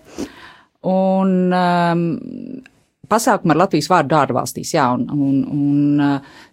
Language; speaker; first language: Latvian; native; Latvian